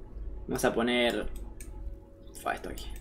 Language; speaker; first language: Spanish; native; Spanish